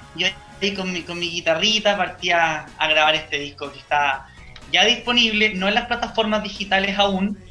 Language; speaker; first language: Spanish; native; Spanish